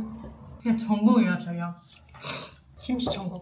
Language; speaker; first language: Korean; non-native, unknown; German